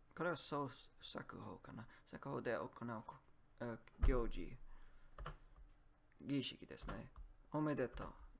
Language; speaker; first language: Japanese; non-native, learner; Polish